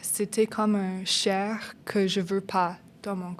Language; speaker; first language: French; non-native, learner; English